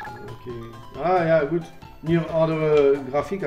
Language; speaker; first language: German; non-native, learner; French